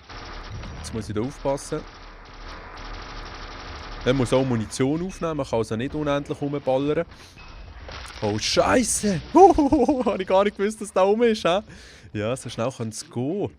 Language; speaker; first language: German; native; German